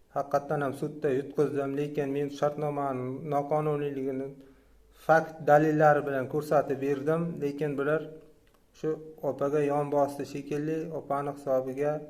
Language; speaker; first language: Uzbek; native; Uzbek